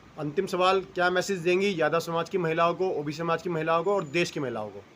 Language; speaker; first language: Hindi; native; Hindi